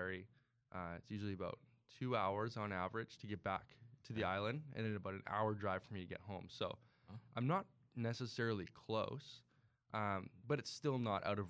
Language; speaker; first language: English; native; English